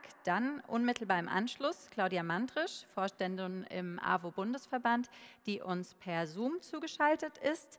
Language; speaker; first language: German; native; German